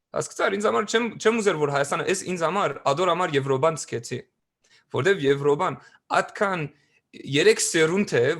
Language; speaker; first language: Armenian; early bilingual, other home language; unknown